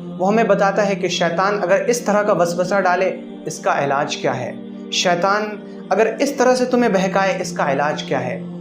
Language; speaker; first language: Urdu; native; Urdu